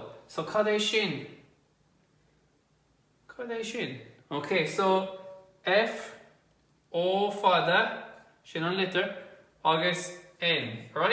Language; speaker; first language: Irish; non-native, local second language; English